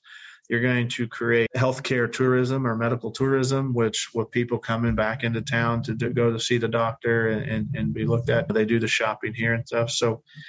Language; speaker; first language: English; native; English